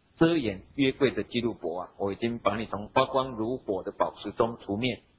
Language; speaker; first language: Chinese; native; Chinese